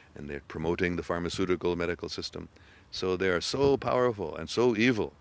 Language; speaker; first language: English; native; English